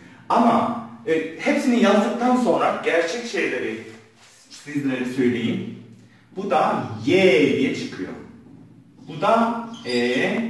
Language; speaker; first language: Turkish; non-native, fluent; Korean